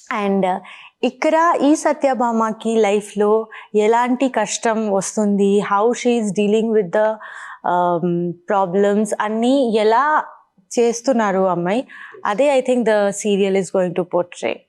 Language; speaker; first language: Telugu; non-native, learner; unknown